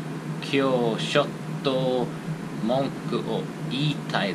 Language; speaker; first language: Japanese; non-native, learner; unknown